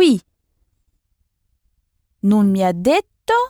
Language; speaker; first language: Italian; non-native, fluent; French